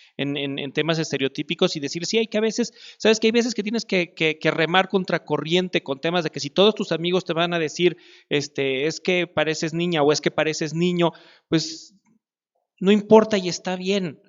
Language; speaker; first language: Spanish; native; Spanish